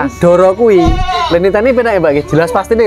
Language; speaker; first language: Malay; non-native, local second language; Javanese